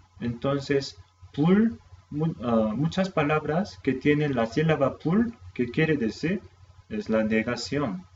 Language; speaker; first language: Spanish; non-native, fluent; Korean